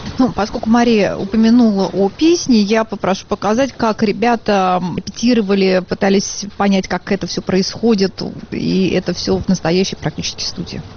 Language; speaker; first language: Russian; native; Russian